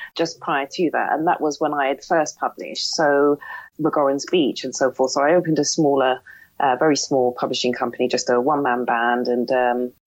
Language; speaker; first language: English; native; English